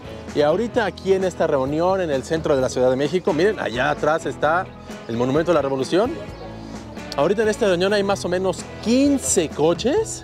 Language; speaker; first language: Spanish; native; Spanish